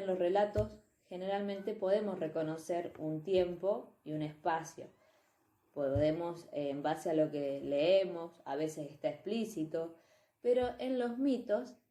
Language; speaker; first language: Spanish; native; Spanish